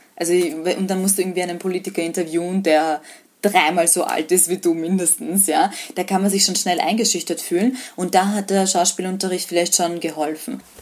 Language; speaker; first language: German; early bilingual, other home language; Serbian